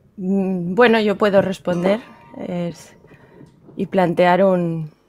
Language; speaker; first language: Spanish; native; Spanish